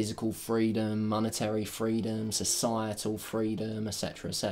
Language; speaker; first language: English; native; English